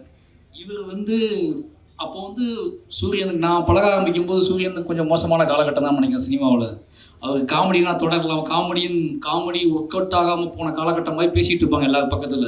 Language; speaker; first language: Tamil; native; Tamil